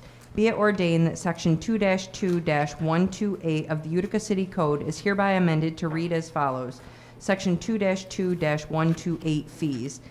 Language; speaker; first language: English; native; English